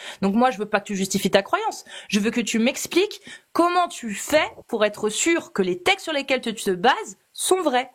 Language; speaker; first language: French; native; French